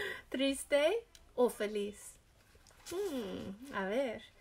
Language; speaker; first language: Spanish; non-native, learner; English